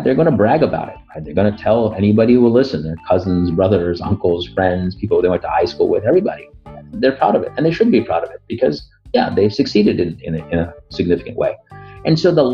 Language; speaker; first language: English; native; English